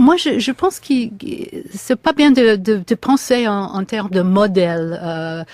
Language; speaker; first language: French; non-native, fluent; English